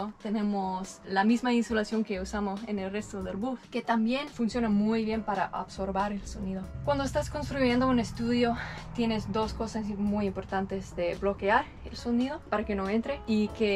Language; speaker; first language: Spanish; non-native, fluent; English